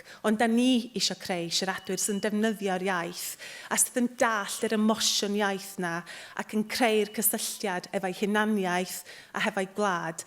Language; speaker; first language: Welsh; native; Welsh